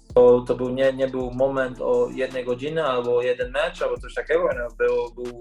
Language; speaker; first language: Polish; early bilingual, heritage; Polish